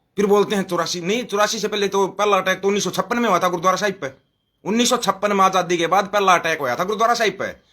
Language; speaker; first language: Hindi; native; Hindi